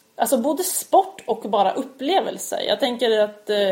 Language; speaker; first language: Swedish; native; Swedish